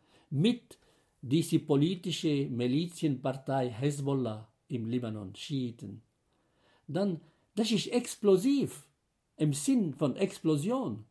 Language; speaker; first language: German; non-native, fluent; Arabic